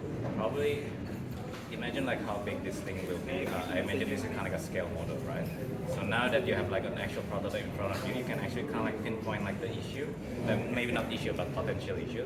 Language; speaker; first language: English; non-native, fluent; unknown